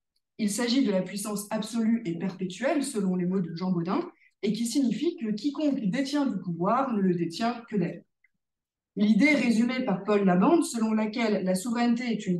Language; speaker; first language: French; native; French